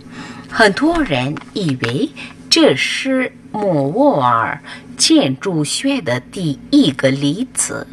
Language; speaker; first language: Chinese; non-native, fluent; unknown